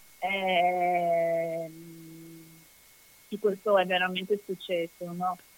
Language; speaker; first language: Italian; non-native, fluent; Portuguese